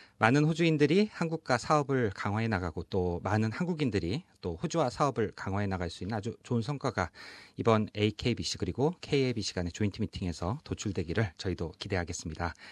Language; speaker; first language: Korean; native; Korean